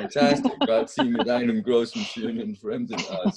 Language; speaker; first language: German; non-native, fluent; English